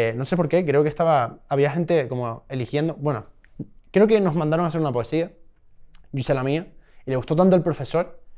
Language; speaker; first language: Spanish; native; Spanish